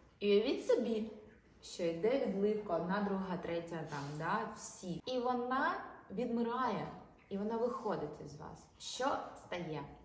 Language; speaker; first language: Ukrainian; non-native, local second language; Russian